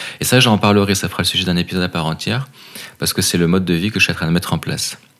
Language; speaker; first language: French; native; French